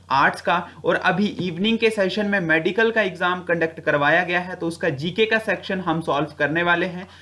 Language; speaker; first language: Hindi; native; Hindi